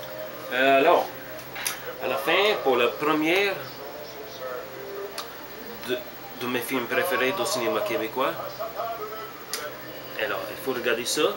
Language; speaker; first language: French; non-native, learner; English